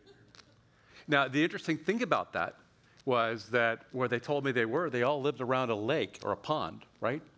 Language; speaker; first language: English; native; English